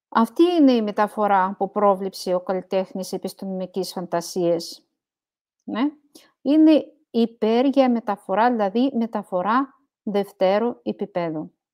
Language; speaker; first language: Greek; non-native, fluent; Russian